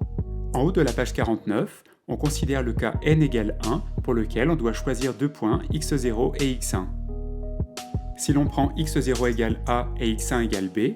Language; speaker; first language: French; native; French